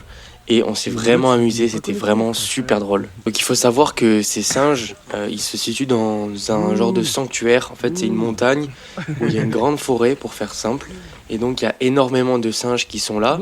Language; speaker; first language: French; native; French